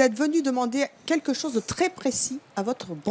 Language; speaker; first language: French; native; French